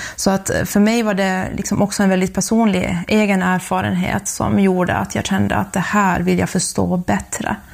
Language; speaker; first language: Swedish; native; Swedish